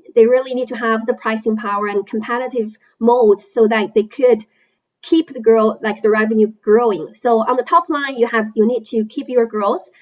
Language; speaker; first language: English; non-native, fluent; Chinese